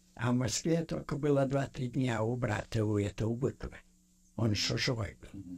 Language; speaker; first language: Russian; native; Russian